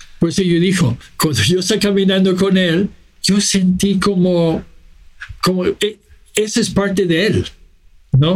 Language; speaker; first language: Spanish; non-native, fluent; English